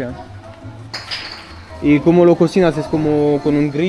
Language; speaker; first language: Spanish; non-native, learner; French